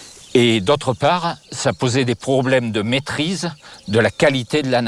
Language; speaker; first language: French; native; French